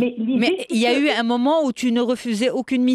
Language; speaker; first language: French; non-native, local second language; Arabic